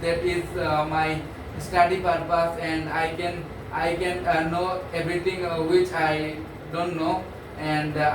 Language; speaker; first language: English; non-native, learner; Bangla